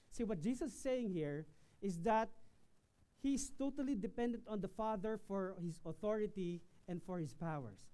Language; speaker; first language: English; non-native, local second language; Filipino